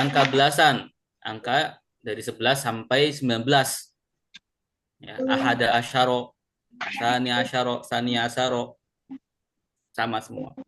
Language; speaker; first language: Indonesian; native; Indonesian